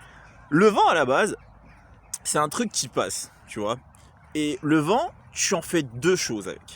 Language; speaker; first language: French; native; French